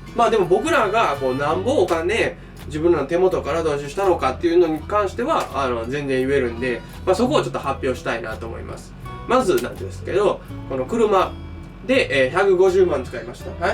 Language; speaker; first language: Japanese; native; Japanese